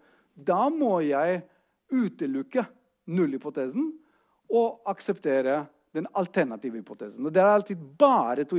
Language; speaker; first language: Norwegian; non-native, fluent; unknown